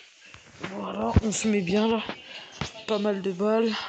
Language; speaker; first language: French; native; French